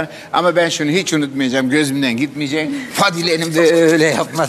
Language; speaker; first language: Turkish; native; Turkish